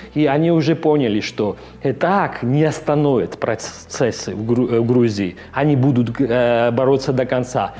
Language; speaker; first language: Russian; non-native, fluent; Georgian